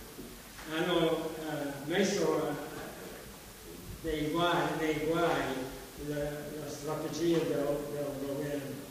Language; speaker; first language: Italian; non-native, fluent; English